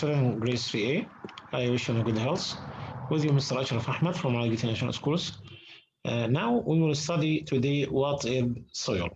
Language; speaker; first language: English; non-native, fluent; Arabic